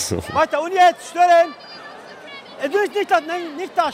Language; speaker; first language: German; non-native, fluent; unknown